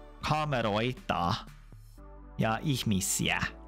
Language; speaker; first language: Finnish; non-native, learner; English